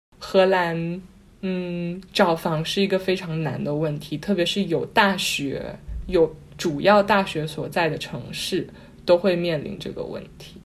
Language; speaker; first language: Chinese; non-native, local second language; Cantonese